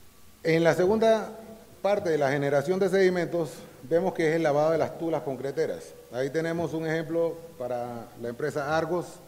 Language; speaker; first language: Spanish; native; Spanish